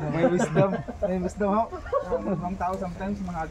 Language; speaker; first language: Filipino; non-native, local second language; Hiligaynon